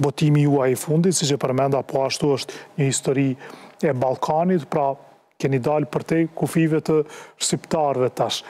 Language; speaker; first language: Albanian; native; Albanian